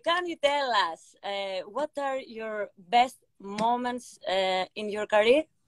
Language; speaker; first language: English; non-native, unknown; Greek